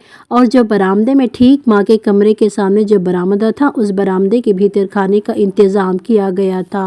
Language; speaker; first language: Hindi; non-native, local second language; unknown